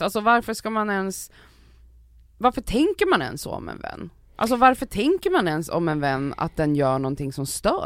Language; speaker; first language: Swedish; native; Swedish